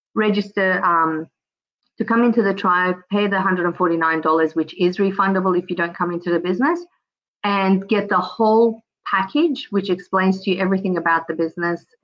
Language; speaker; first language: English; early bilingual, other home language; Persian